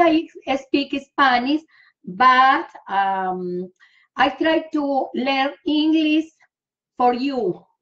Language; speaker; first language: English; non-native, learner; Spanish